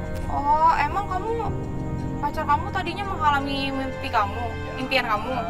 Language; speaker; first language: Indonesian; native; Indonesian